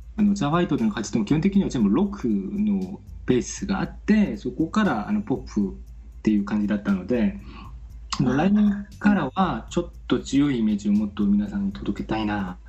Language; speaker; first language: Japanese; non-native, fluent; Korean